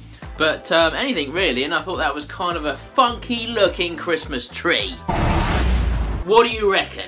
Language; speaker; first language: English; native; English